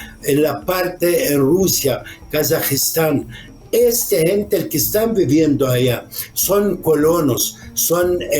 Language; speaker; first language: Spanish; non-native, fluent; Arabic